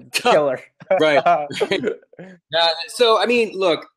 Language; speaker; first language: English; native; English